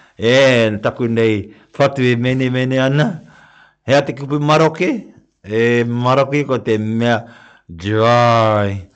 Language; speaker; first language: Māori; non-native, local second language; English